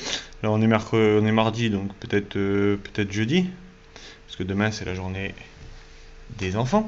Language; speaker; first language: French; native; French